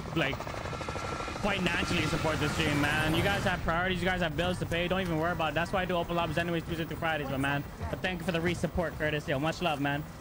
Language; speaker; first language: English; native; English